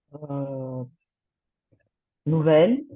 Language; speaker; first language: French; non-native, fluent; Portuguese